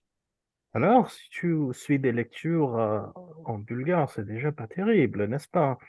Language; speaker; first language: French; non-native, fluent; Urdu